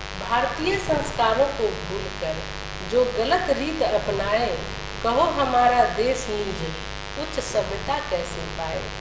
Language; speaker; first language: Hindi; native; Hindi